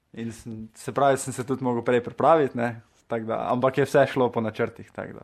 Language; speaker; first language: Slovenian; native; Slovenian